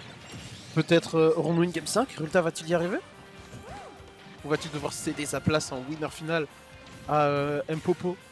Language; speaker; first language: French; native; French